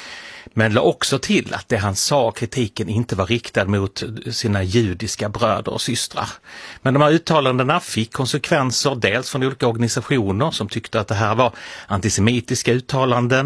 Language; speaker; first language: Swedish; native; Swedish